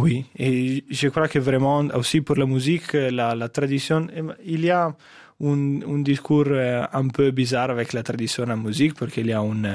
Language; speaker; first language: French; non-native, fluent; Italian